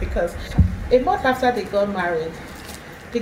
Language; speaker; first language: English; non-native, local second language; Igbo